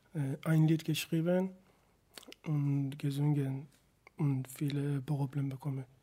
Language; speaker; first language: German; non-native, fluent; Persian